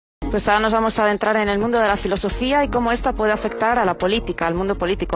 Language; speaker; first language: Spanish; native; Spanish